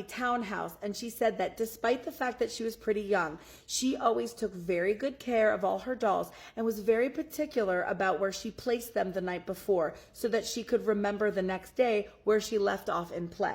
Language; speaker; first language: English; native; English